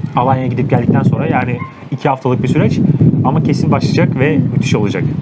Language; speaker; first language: Turkish; native; Turkish